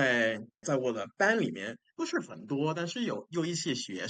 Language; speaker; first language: Chinese; non-native, fluent; English